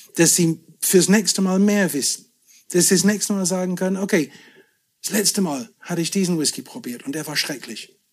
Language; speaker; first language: German; non-native, fluent; English